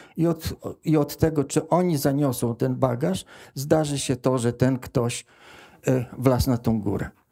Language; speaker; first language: Polish; native; Polish